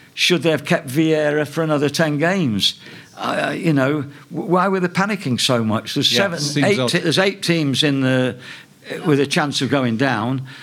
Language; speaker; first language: English; native; English